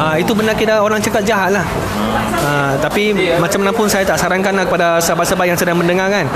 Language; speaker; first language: Malay; non-native, local second language; Chinese